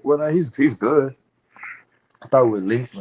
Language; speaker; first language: English; native; English